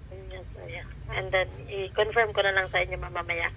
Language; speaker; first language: Filipino; native; Filipino